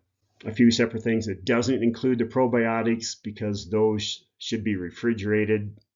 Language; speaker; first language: English; native; English